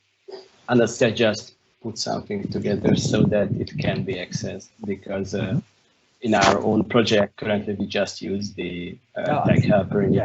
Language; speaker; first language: English; non-native, fluent; Hungarian